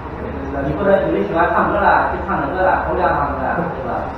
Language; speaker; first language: Chinese; native; Chinese